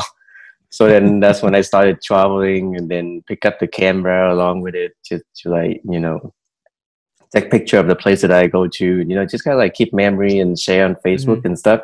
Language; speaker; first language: English; non-native, fluent; Vietnamese